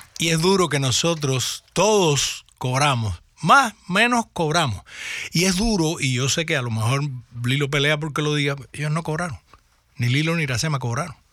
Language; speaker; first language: Spanish; native; Spanish